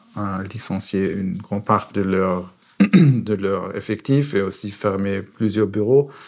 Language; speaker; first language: French; non-native, fluent; German